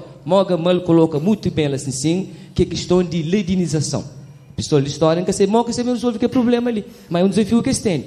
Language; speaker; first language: Portuguese; non-native, local second language; Kabuverdianu